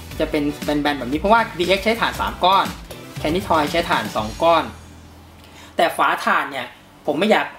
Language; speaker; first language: Thai; native; Thai